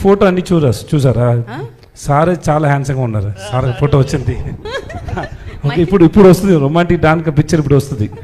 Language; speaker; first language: Telugu; non-native, learner; Tamil